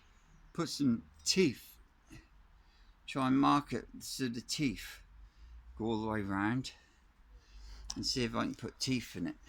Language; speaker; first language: English; native; English